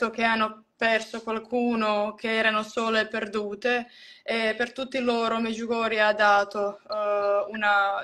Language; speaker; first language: Italian; non-native, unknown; Croatian